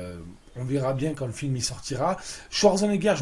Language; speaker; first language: French; native; French